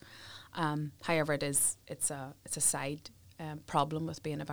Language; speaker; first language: English; native; English